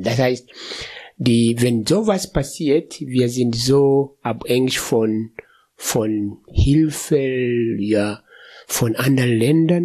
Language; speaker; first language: German; non-native, fluent; Swahili